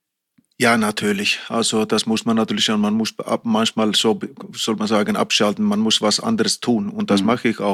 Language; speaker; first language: German; non-native, fluent; Icelandic